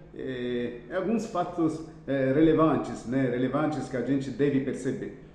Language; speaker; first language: Portuguese; non-native, fluent; Italian